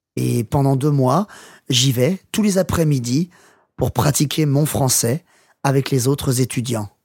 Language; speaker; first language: French; non-native, learner; English